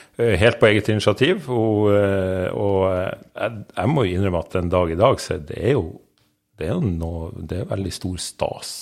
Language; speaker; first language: Norwegian; native; Norwegian